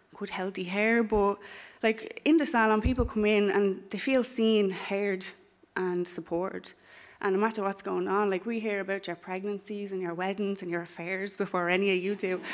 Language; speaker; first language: English; native; English